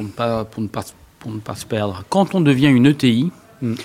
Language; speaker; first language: French; native; French